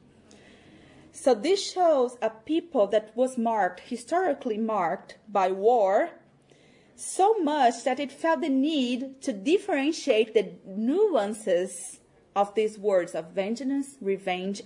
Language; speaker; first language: English; non-native, fluent; Portuguese